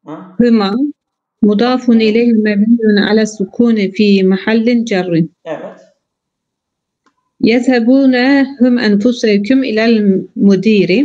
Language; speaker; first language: Arabic; non-native, learner; Turkish